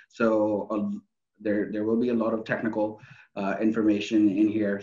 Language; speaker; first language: English; non-native, local second language; Urdu